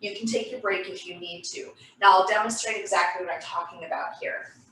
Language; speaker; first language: English; native; English